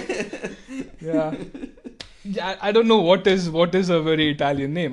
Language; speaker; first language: English; non-native, local second language; Tamil